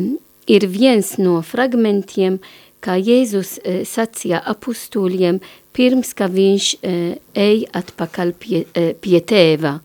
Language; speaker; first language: Latvian; non-native, learner; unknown